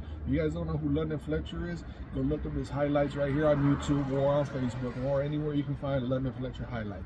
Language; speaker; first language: English; native; English